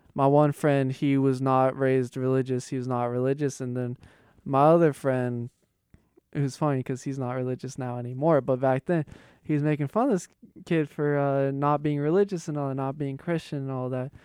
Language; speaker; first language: English; native; English